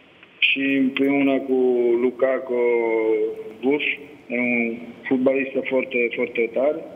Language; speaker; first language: Romanian; non-native, learner; Italian